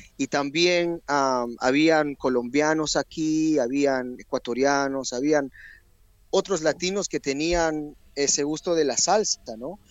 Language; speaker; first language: Spanish; early bilingual, heritage; English